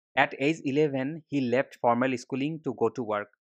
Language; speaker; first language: English; non-native, local second language; Assamese